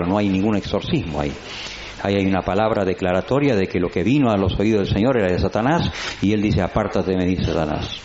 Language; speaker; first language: Spanish; native; Spanish